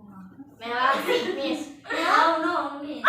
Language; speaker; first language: English; non-native, learner; Indonesian